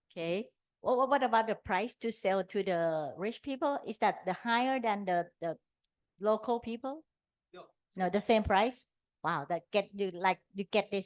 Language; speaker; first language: English; non-native, learner; Thai